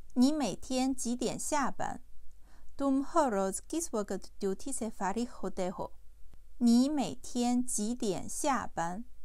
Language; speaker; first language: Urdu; non-native, fluent; Chinese